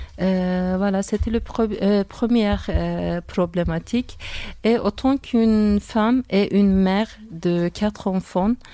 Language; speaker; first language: French; non-native, fluent; Turkish